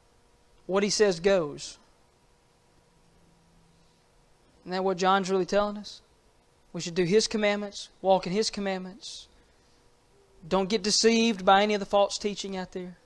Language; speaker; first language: English; native; English